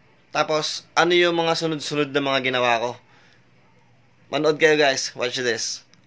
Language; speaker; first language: Filipino; native; Filipino